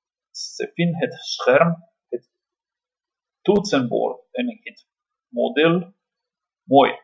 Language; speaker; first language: Dutch; non-native, learner; Spanish